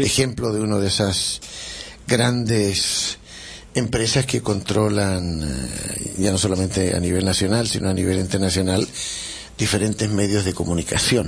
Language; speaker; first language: Spanish; native; Spanish